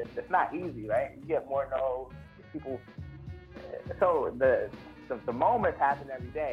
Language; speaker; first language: English; native; English